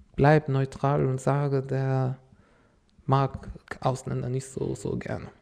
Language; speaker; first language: German; non-native, fluent; Arabic